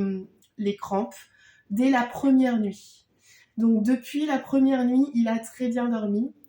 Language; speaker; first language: French; native; French